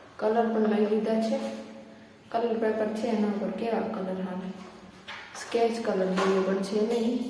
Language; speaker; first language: Gujarati; non-native, local second language; Kachhi